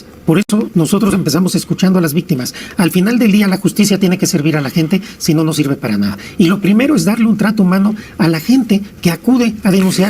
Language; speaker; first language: Spanish; native; Spanish